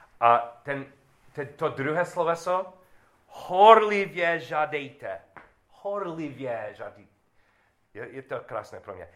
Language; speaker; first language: Czech; non-native, learner; English